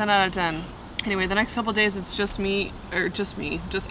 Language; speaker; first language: English; native; English